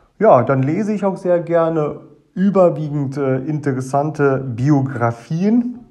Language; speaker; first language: German; early bilingual, other home language; Russian